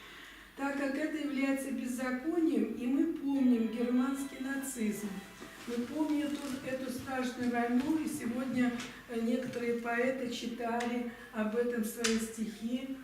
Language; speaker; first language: Russian; native; Russian